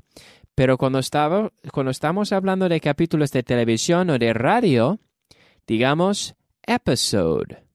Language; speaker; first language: Spanish; non-native, fluent; English